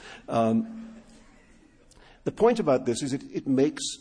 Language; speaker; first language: English; non-native, local second language; Urdu